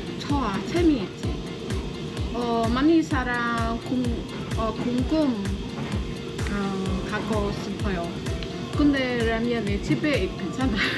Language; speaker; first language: Korean; non-native, learner; Vietnamese